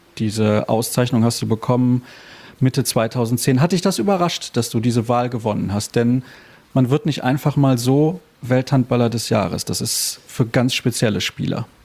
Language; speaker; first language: German; native; German